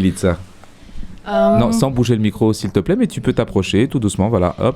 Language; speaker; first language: French; native; French